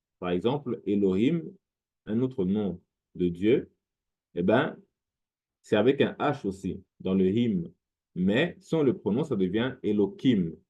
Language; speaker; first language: French; non-native, local second language; Lingala